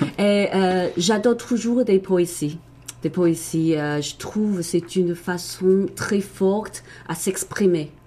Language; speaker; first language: French; non-native, learner; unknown